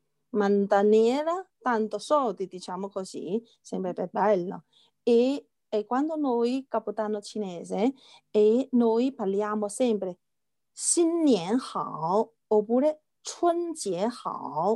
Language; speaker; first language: Italian; non-native, learner; Chinese